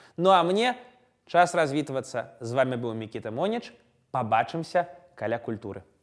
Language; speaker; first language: Belarusian; non-native, local second language; Russian